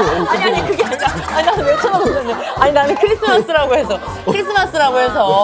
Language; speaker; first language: Korean; native; Korean